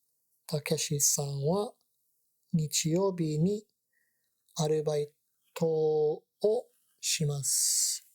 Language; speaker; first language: Japanese; non-native, learner; English